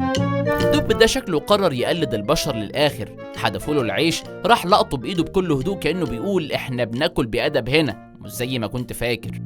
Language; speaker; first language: Arabic; native; Arabic